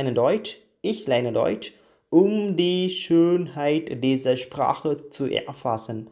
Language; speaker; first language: German; non-native, learner; Tamil